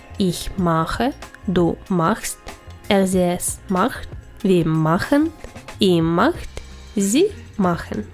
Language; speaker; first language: German; non-native, fluent; Ukrainian